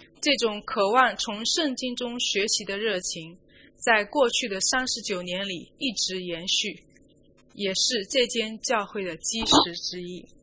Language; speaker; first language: Chinese; native; Chinese